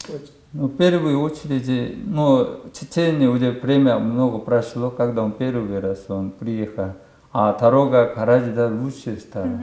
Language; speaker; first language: Russian; non-native, learner; Korean